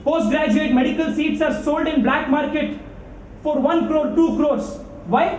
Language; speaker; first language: English; non-native, local second language; Kannada